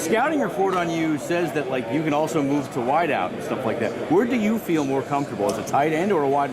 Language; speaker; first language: English; native; English